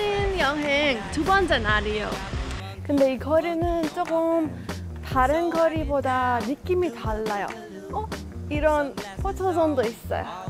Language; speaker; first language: Korean; non-native, fluent; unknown